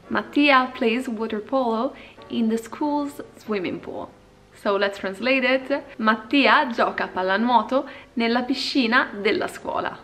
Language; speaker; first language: English; non-native, fluent; Italian